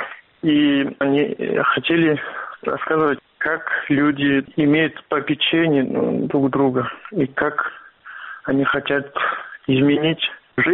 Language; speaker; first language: Russian; non-native, fluent; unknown